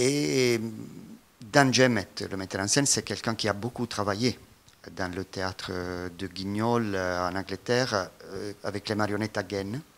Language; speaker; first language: French; non-native, fluent; Italian